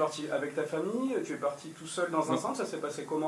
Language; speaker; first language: French; native; French